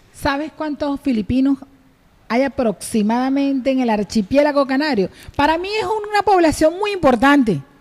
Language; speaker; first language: Spanish; native; Spanish